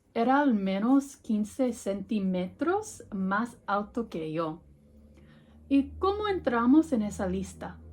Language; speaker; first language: Spanish; non-native, learner; English